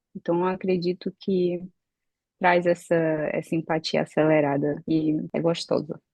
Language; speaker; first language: Portuguese; native; Portuguese